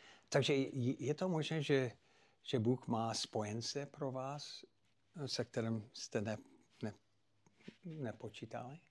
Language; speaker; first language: Czech; non-native, fluent; English